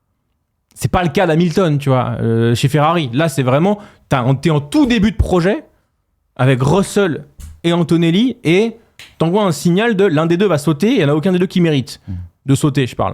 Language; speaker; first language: French; native; French